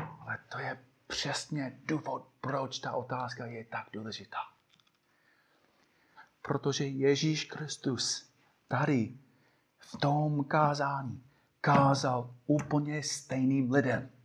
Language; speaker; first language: Czech; non-native, fluent; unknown